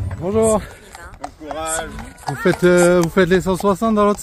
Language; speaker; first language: French; native; French